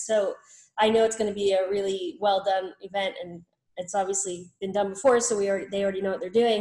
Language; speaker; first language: English; native; English